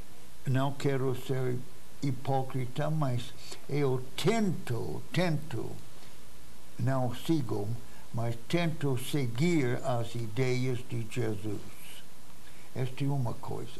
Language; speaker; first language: Portuguese; non-native, fluent; English